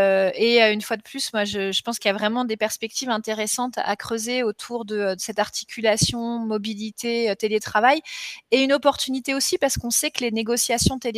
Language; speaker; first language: French; native; French